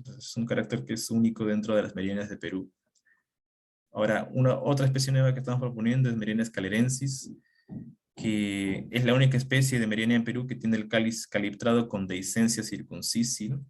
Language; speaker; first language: Spanish; native; Spanish